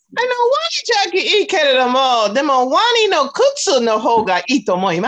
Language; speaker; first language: Japanese; non-native, learner; Chinese